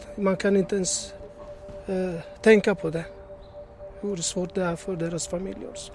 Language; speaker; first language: Swedish; early bilingual, other home language; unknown